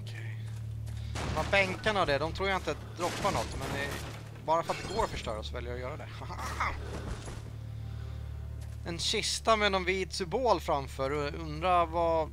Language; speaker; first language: Swedish; native; Swedish